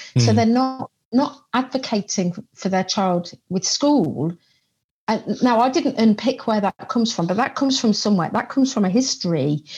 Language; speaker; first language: English; native; English